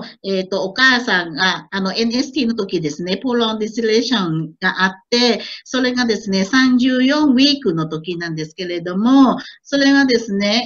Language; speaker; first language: Japanese; non-native, fluent; Thai